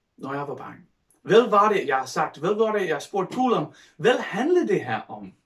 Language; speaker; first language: Danish; non-native, fluent; English